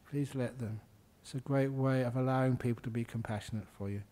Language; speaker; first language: English; native; English